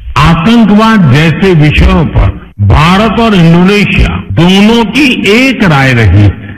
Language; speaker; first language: Hindi; non-native, local second language; Gujarati